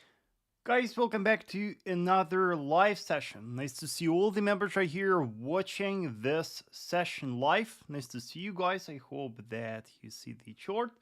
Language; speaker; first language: English; non-native, fluent; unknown